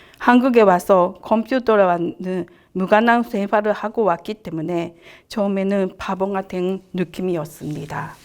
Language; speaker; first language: Korean; non-native, fluent; Japanese